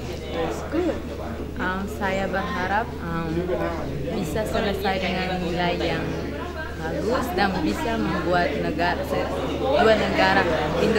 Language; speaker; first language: Indonesian; non-native, learner; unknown